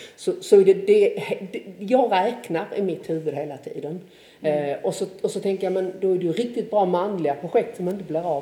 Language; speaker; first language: Swedish; native; Swedish